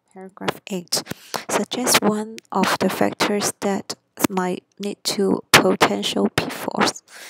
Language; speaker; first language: English; non-native, local second language; Cantonese